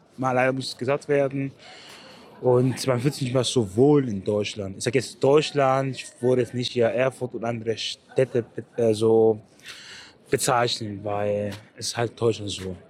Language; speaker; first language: German; non-native, fluent; Italian